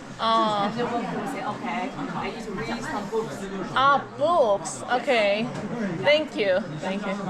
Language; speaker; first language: English; non-native, learner; Korean